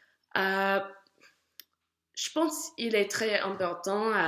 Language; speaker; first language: French; non-native, learner; English